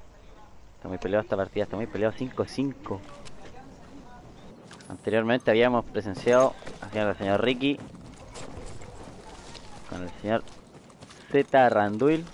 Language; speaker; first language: Spanish; native; Spanish